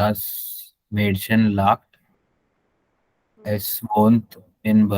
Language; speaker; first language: German; non-native, learner; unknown